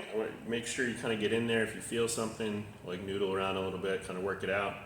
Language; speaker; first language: English; native; English